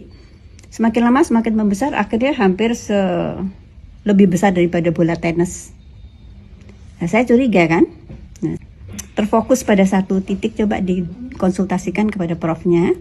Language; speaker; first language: Indonesian; native; Indonesian